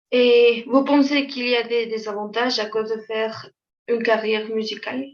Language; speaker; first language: French; non-native, fluent; Spanish